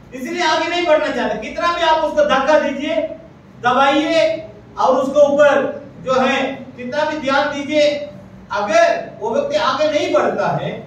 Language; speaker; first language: Hindi; non-native, local second language; Malayalam